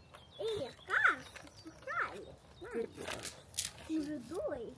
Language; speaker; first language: Lithuanian; early bilingual, heritage; Lithuanian